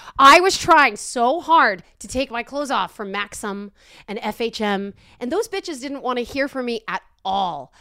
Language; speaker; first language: English; native; English